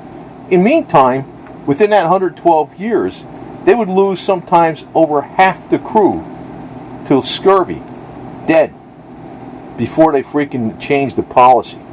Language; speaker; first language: English; native; English